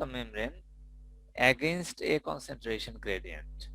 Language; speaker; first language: English; non-native, local second language; Bangla